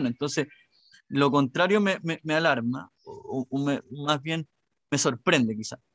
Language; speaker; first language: Spanish; native; Spanish